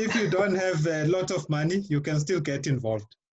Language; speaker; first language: English; non-native, local second language; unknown